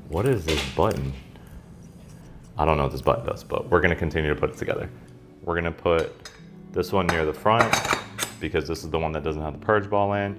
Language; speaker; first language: English; native; English